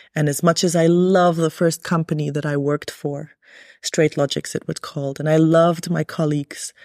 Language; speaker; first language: English; early bilingual, other home language; Arabic